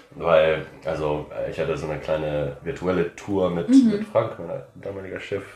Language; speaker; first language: German; early bilingual, heritage; English